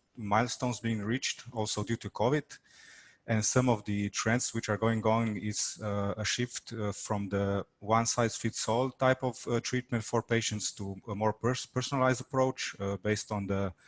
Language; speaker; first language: English; non-native, fluent; Slovenian